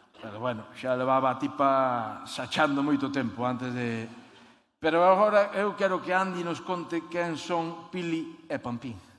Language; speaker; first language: Galician; native; Galician